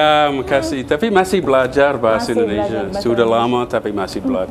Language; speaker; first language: Indonesian; non-native, fluent; English